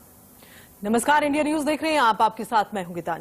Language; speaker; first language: Hindi; native; Hindi